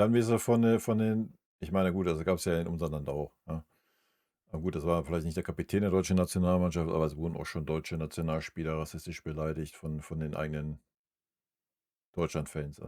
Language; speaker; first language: German; native; German